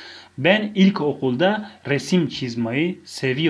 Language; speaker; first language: Turkish; non-native, fluent; Tajik